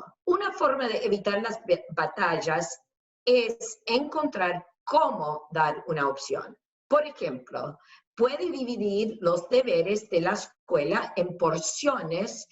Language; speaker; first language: Spanish; non-native, fluent; English